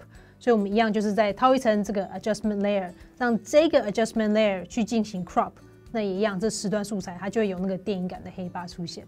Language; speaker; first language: Chinese; native; Chinese